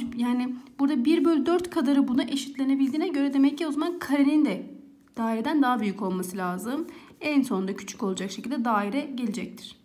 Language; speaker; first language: Turkish; native; Turkish